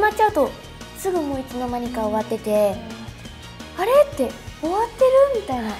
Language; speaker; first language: Japanese; native; Japanese